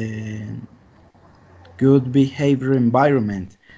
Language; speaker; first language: English; non-native, learner; Spanish